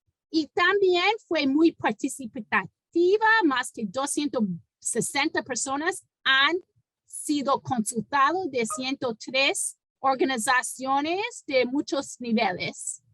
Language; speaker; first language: Spanish; non-native, fluent; English